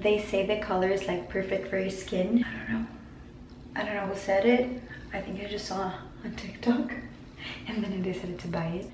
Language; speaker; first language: English; non-native, fluent; Portuguese